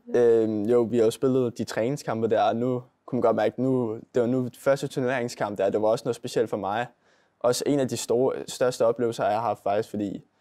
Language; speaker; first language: Danish; native; Danish